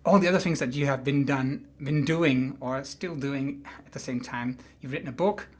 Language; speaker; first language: English; non-native, fluent; Dutch